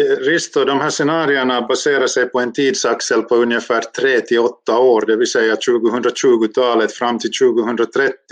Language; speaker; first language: Swedish; native; Swedish